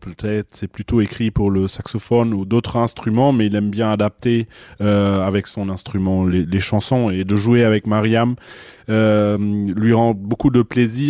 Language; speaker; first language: French; non-native, fluent; German